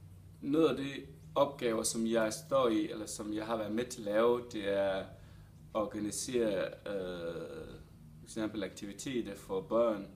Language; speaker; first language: Danish; non-native, fluent; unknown